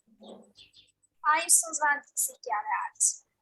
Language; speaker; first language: German; non-native, learner; Turkish